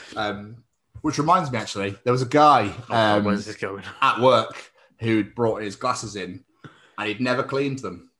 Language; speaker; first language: English; native; English